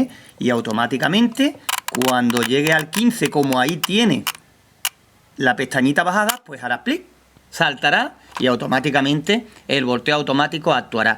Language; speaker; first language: Spanish; native; Spanish